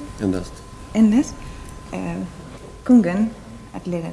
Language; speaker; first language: Swedish; non-native, learner; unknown